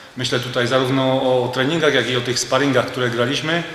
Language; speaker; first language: Polish; native; Polish